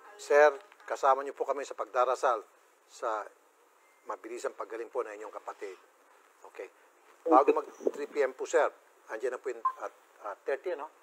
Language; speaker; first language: Filipino; native; Filipino